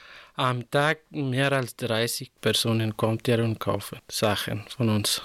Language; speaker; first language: German; non-native, learner; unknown